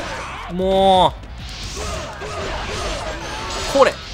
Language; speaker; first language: Japanese; native; Japanese